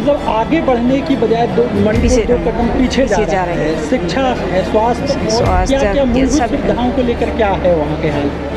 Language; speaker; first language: Hindi; native; Hindi